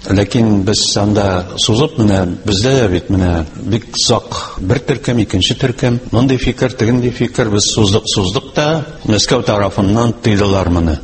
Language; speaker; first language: Tatar; native; Tatar